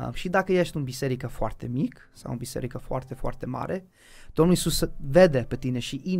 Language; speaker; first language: Romanian; early bilingual, heritage; Romanian